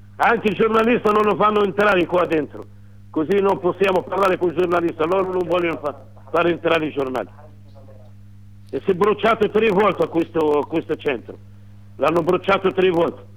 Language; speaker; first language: Italian; non-native, learner; Arabic